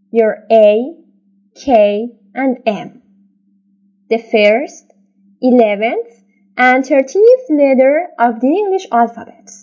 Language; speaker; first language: English; non-native, fluent; Persian